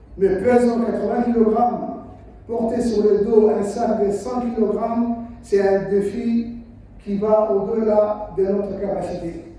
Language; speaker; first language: French; non-native, local second language; Somali